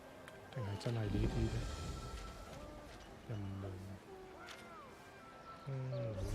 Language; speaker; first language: Chinese; native; Chinese